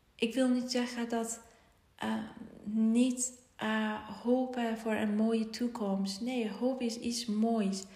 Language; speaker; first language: Dutch; non-native, fluent; Persian